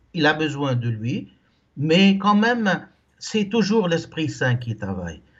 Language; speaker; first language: French; non-native, local second language; Arabic